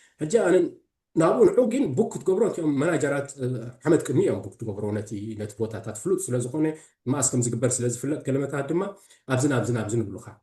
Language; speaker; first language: Tigrinya; early bilingual, heritage; Tigrinya